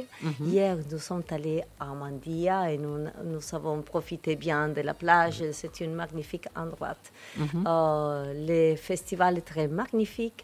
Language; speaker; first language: French; non-native, learner; Spanish